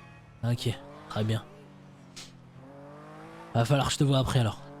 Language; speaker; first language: French; native; French